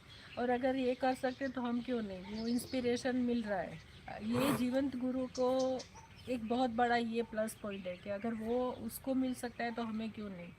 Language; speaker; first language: Hindi; native; Hindi